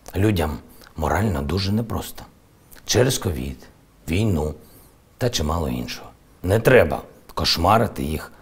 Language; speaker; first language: Ukrainian; non-native, local second language; Russian